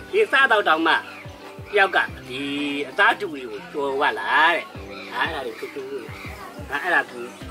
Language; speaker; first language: Burmese; native; Burmese